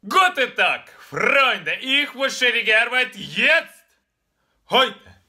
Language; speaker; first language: German; non-native, learner; Russian